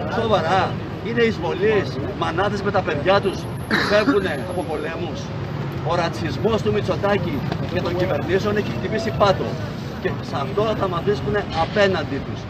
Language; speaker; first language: Greek; native; Greek